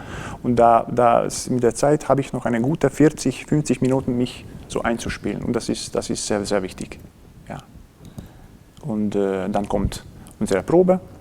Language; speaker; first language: German; non-native, fluent; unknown